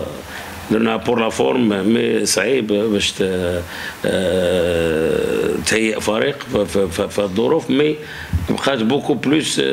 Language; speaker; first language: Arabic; native; Arabic